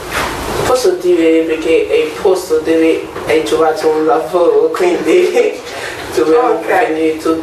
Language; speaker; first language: Italian; non-native, learner; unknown